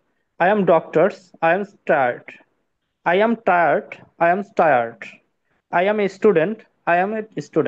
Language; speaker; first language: English; non-native, learner; Bangla